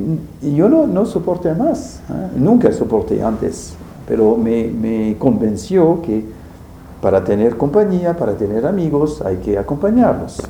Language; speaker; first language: Spanish; non-native, fluent; French